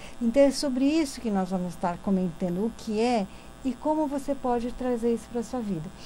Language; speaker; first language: Portuguese; native; Portuguese